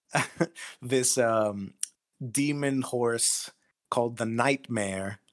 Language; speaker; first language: English; non-native, fluent; Greek